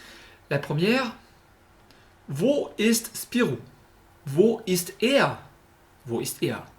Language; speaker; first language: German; non-native, fluent; French